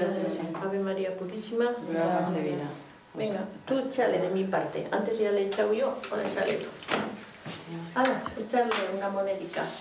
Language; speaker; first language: Spanish; native; Spanish